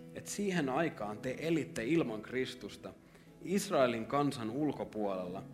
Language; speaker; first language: Finnish; native; Finnish